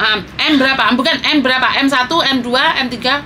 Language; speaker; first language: Indonesian; non-native, local second language; Javanese